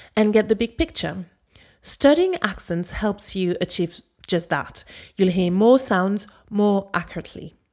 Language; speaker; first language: English; non-native, fluent; French